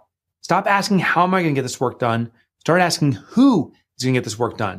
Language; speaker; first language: English; native; English